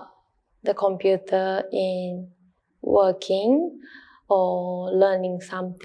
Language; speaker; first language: English; non-native, learner; Japanese